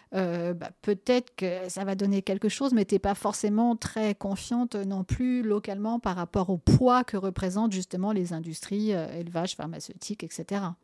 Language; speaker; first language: French; native; French